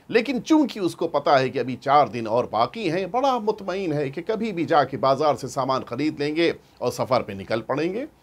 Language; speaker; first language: Urdu; native; Urdu